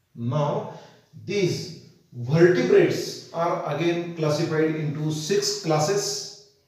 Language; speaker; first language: English; non-native, local second language; Marathi